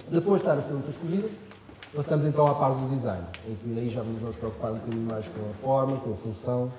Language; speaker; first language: Portuguese; non-native, fluent; French